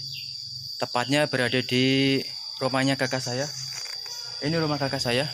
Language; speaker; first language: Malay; non-native, local second language; Javanese